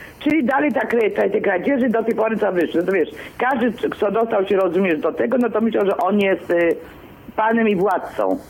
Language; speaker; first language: Polish; early bilingual, other home language; Greek